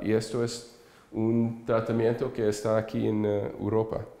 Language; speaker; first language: Spanish; early bilingual, heritage; English